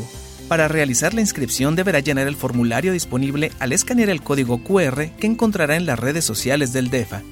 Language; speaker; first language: Spanish; native; Spanish